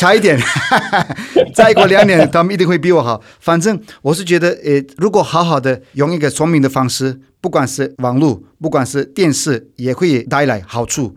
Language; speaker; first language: Chinese; non-native, fluent; Turkish